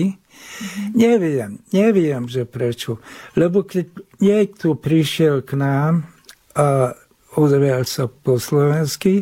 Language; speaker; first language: Slovak; early bilingual, heritage; Hungarian